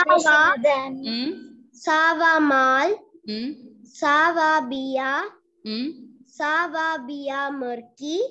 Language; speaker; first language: French; non-native, learner; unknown